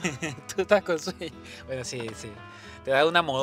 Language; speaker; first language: Spanish; native; Spanish